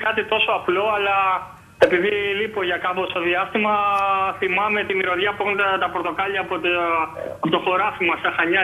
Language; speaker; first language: Greek; native; Greek